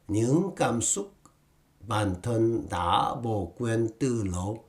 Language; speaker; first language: Vietnamese; non-native, fluent; Korean